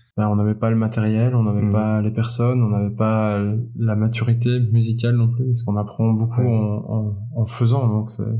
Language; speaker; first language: French; native; French